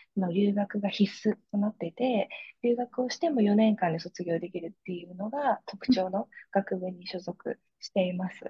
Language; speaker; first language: Japanese; native; Japanese